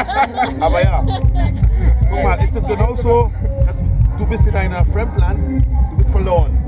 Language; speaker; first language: German; non-native, fluent; English